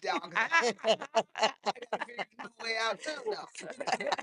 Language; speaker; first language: English; native; English